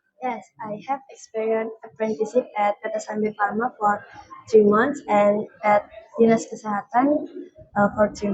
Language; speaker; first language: English; non-native, learner; Indonesian